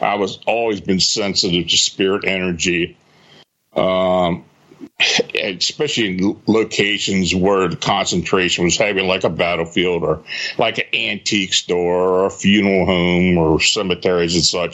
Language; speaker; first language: English; native; English